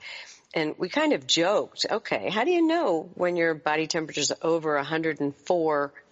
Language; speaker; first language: English; native; English